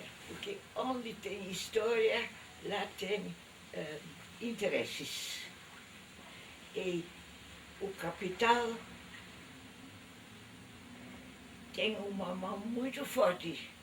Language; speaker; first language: Portuguese; non-native, fluent; Dutch